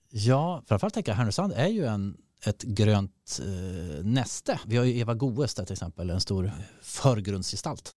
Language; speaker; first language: Swedish; native; Swedish